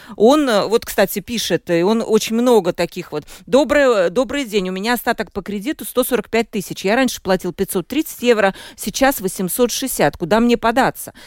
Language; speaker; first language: Russian; native; Russian